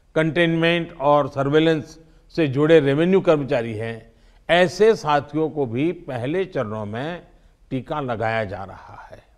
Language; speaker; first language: Hindi; non-native, local second language; Gujarati